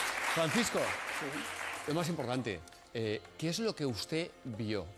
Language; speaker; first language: Spanish; native; Spanish